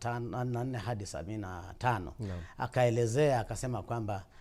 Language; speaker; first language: Swahili; native; Swahili